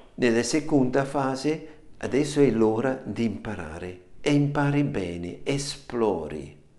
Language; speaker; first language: Italian; non-native, fluent; German